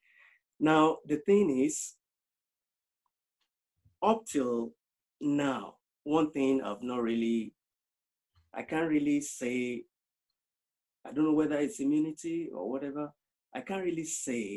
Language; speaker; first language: English; non-native, local second language; Yoruba